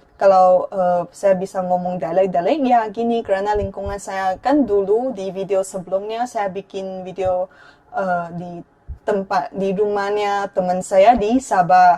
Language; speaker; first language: Indonesian; non-native, fluent; Chinese